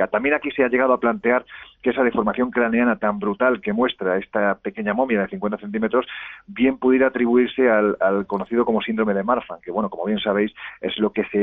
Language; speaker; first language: Spanish; native; Spanish